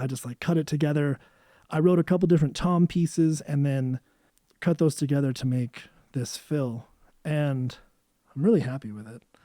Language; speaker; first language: English; native; English